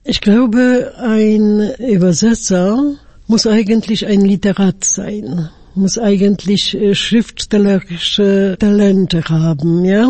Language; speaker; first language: German; non-native, fluent; Polish